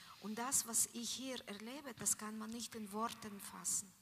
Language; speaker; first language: German; non-native, learner; Russian